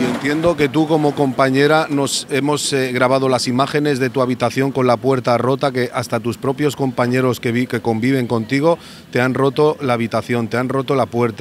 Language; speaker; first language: Spanish; native; Spanish